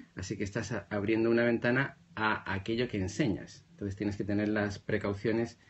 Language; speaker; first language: Spanish; native; Spanish